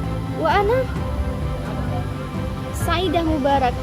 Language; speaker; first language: Arabic; non-native, learner; Indonesian